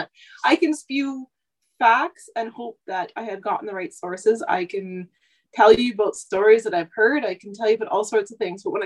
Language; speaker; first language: English; native; English